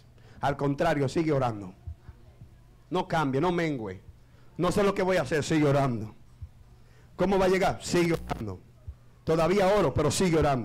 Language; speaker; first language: Spanish; native; Spanish